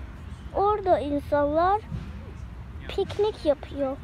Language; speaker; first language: Turkish; early bilingual, heritage; Turkish